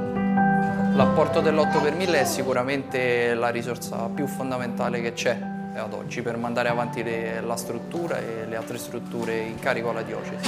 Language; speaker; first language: Italian; native; Italian